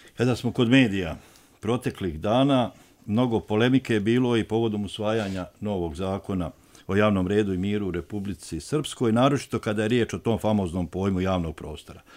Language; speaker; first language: Serbian; native; Serbian